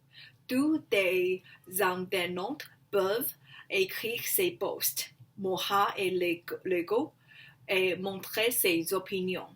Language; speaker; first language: French; non-native, learner; Chinese